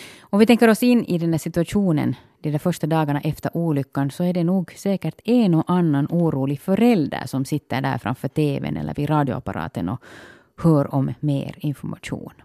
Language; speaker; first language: Swedish; native; Swedish